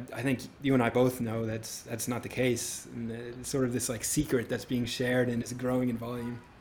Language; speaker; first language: English; native; English